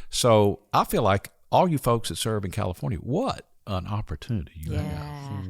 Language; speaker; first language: English; native; English